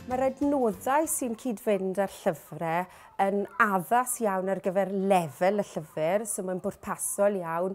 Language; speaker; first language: Welsh; native; Welsh